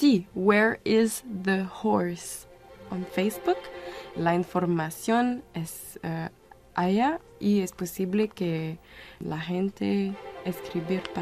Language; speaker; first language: Spanish; non-native, learner; French